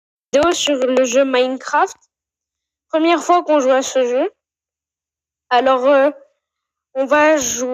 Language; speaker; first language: French; native; French